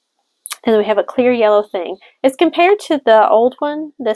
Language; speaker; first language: English; native; English